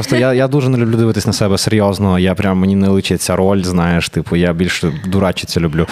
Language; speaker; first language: Ukrainian; non-native, local second language; Russian